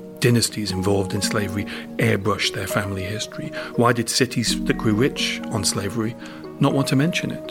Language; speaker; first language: English; native; English